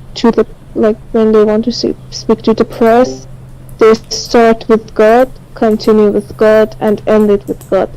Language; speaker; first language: English; non-native, fluent; Persian